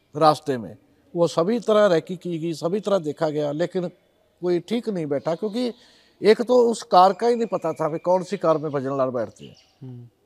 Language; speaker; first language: Hindi; non-native, local second language; Punjabi